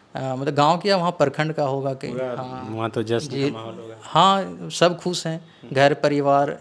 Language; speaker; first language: Hindi; native; Hindi